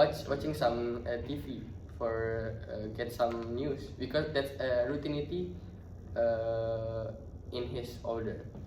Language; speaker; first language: English; non-native, learner; Indonesian